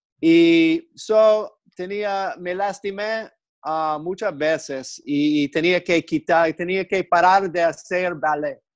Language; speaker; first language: Spanish; non-native, learner; English